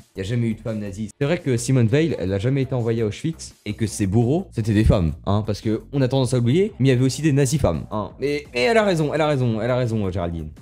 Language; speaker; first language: French; native; French